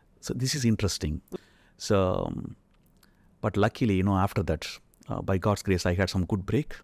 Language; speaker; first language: English; non-native, local second language; Tamil